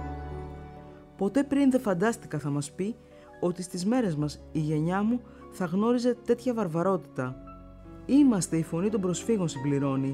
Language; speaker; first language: Greek; native; Greek